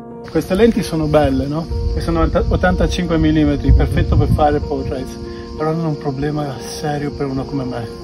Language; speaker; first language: Italian; non-native, fluent; English